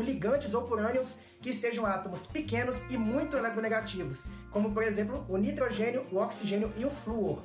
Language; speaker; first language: Portuguese; native; Portuguese